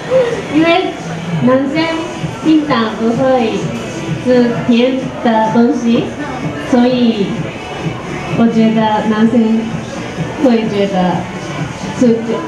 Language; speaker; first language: Chinese; non-native, learner; Japanese